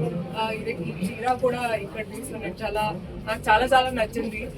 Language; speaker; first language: Telugu; non-native, fluent; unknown